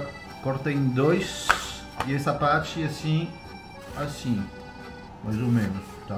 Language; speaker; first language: Portuguese; non-native, fluent; French